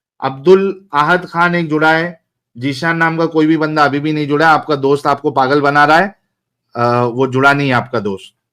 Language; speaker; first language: Hindi; native; Hindi